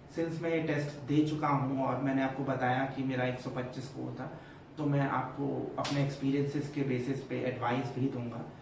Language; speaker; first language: Hindi; native; Hindi